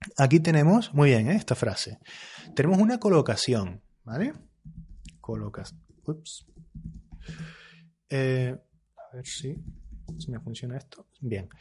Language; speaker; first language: Spanish; native; Spanish